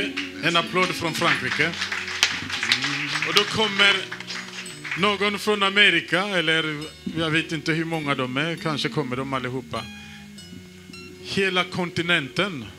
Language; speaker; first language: Swedish; non-native, fluent; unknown